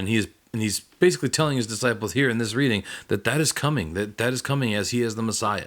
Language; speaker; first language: English; native; English